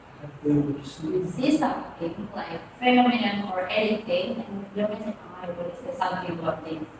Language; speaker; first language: English; non-native, fluent; Indonesian